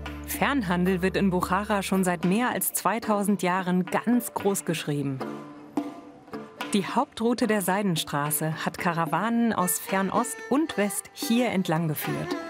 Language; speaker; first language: German; native; German